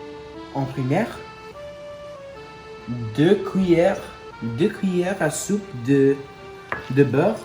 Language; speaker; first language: French; non-native, learner; English